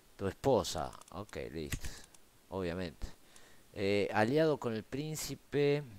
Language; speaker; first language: Spanish; native; Spanish